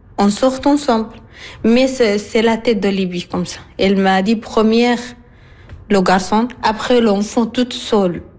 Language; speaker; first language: French; non-native, learner; Arabic